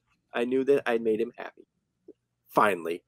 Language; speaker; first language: English; native; English